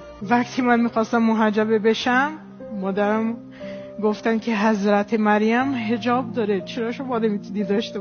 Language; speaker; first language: Persian; non-native, fluent; Portuguese